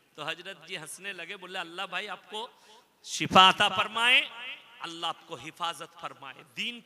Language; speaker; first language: Hindi; non-native, local second language; Bangla